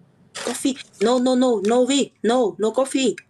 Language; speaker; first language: English; non-native, learner; Vietnamese